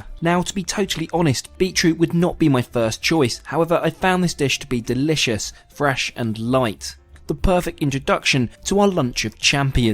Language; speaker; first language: English; native; English